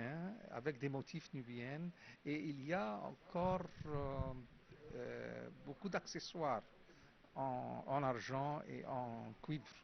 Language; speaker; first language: French; non-native, fluent; Arabic